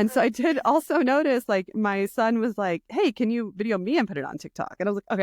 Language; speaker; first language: English; native; English